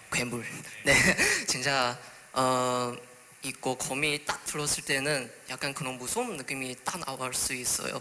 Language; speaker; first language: Korean; non-native, learner; Chinese